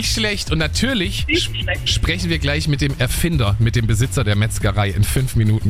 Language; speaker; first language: German; native; German